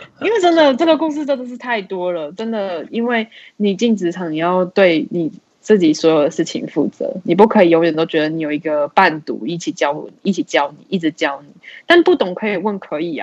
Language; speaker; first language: Chinese; native; Chinese